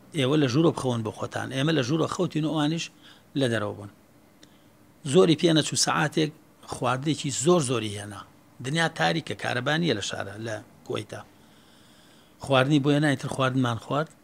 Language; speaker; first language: Central Kurdish; native; Central Kurdish